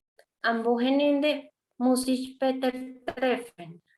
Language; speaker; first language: German; non-native, fluent; Spanish